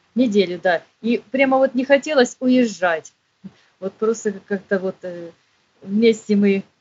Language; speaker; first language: Russian; native; Russian